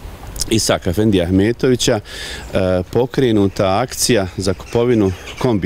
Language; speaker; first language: Croatian; native; Croatian